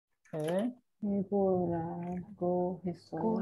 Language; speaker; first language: Korean; non-native, learner; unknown